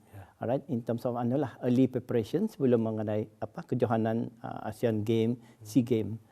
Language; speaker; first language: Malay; native; Malay